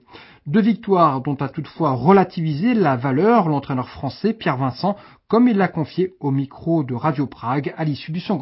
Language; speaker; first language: French; native; French